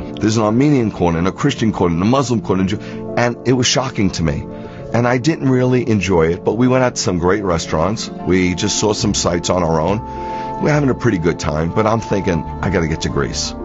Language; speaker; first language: English; native; English